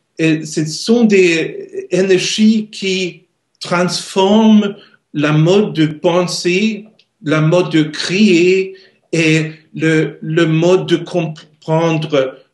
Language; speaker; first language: French; non-native, learner; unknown